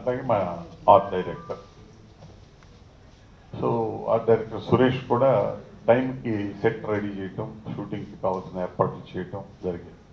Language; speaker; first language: Telugu; native; Telugu